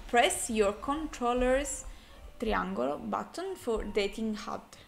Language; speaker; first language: English; non-native, learner; Italian